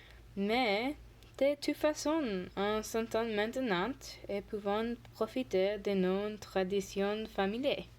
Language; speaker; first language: French; non-native, learner; English